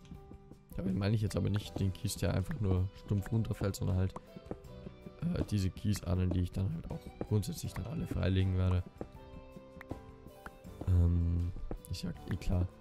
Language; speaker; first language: German; native; German